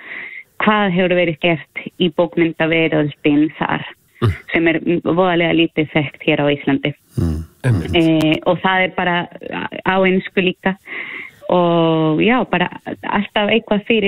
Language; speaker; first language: Icelandic; non-native, fluent; Spanish